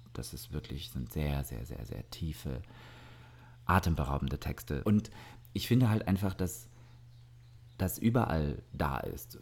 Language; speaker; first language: German; early bilingual, other home language; Russian